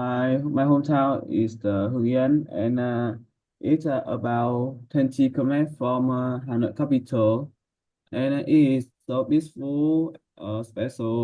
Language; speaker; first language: English; non-native, learner; Vietnamese